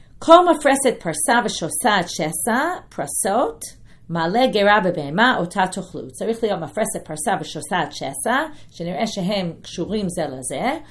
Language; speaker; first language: Hebrew; non-native, fluent; English